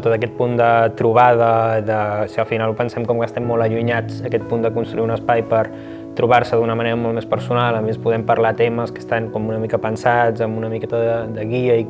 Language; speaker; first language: Catalan; native; Catalan